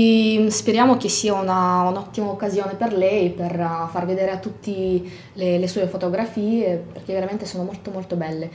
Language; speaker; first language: Italian; non-native, fluent; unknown